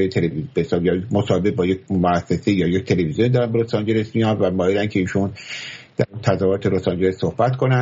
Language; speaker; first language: Persian; native; Persian